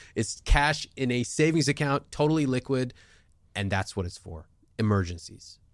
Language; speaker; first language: English; early bilingual, other home language; Hindi